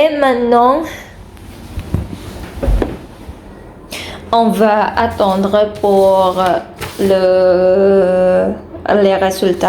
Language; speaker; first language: French; non-native, learner; Indonesian